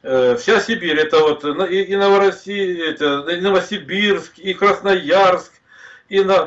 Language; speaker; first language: Russian; native; Russian